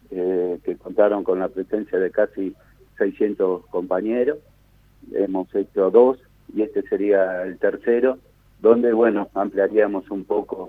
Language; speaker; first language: Spanish; native; Spanish